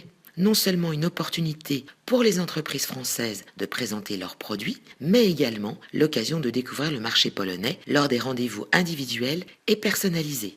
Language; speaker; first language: French; native; French